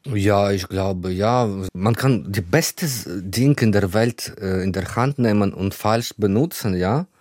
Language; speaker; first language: German; non-native, fluent; Ukrainian